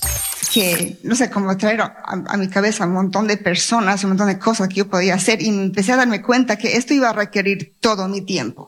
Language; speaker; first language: Spanish; native; Spanish